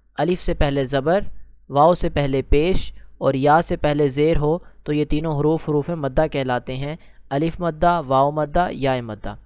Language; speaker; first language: Urdu; native; Urdu